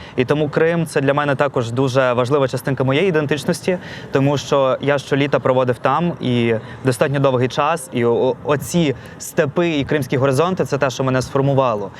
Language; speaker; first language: Ukrainian; non-native, local second language; Russian